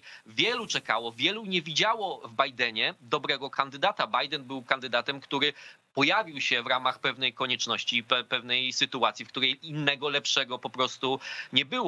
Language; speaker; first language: Polish; native; Polish